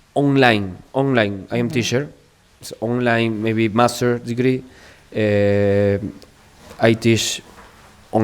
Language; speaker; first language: English; non-native, learner; Spanish